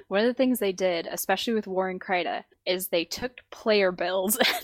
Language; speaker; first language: English; native; English